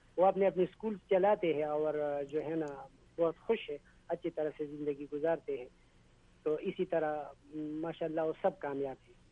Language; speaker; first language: Urdu; non-native, local second language; Pashto